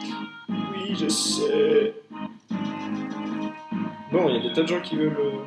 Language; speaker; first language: French; native; French